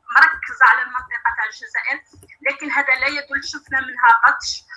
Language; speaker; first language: Arabic; native; Arabic